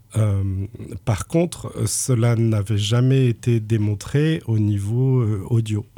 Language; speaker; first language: French; native; French